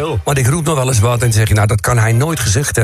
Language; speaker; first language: Dutch; native; Dutch